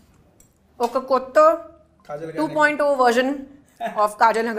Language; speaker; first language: Telugu; non-native, learner; Hindi